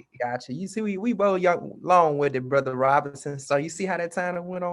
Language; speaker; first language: English; native; English